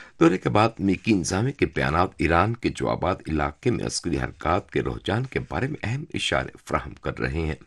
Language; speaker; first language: Urdu; non-native, fluent; Turkish